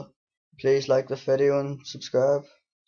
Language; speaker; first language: English; native; English